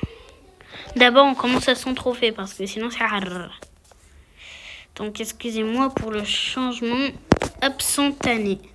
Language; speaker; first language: French; native; French